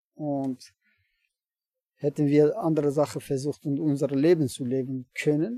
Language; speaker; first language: German; non-native, learner; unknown